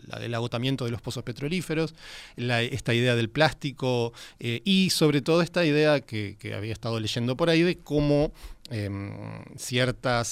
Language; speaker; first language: Spanish; native; Spanish